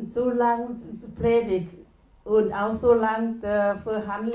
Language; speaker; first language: German; non-native, learner; Thai